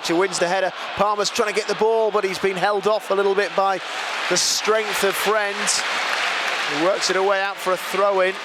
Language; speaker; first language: English; native; English